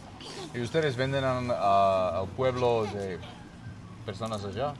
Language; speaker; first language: Spanish; non-native, learner; English